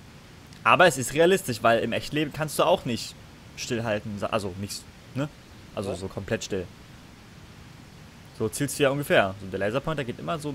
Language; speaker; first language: German; native; German